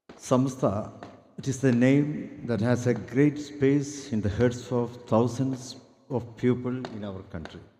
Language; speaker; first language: English; non-native, local second language; Malayalam